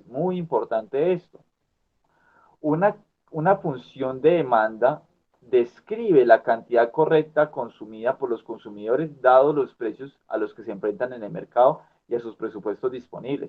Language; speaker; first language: Spanish; native; Spanish